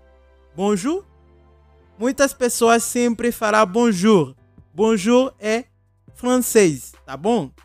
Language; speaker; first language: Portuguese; non-native, fluent; Haitian Creole